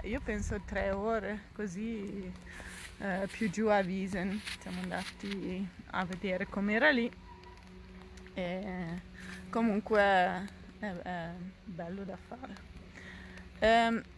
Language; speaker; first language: Italian; non-native, fluent; Dutch